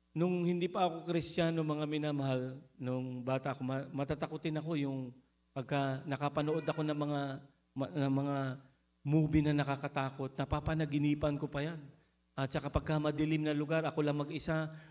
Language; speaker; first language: Filipino; native; Filipino